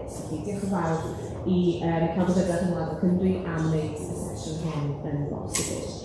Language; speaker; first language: Welsh; native; Welsh